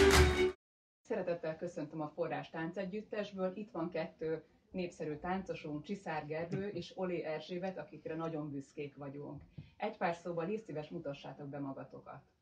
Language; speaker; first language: Hungarian; native; Hungarian